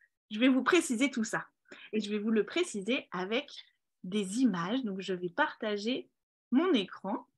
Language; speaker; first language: French; native; French